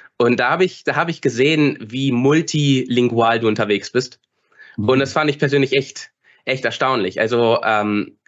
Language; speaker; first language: German; native; German